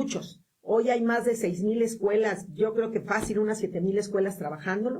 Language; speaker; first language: Spanish; native; Spanish